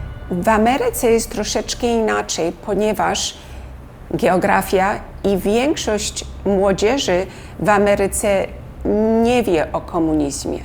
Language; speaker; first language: Polish; early bilingual, heritage; Polish